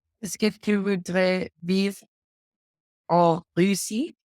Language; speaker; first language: French; non-native, learner; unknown